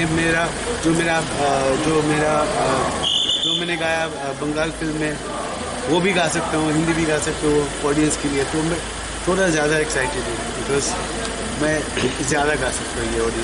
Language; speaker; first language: Hindi; early bilingual, heritage; English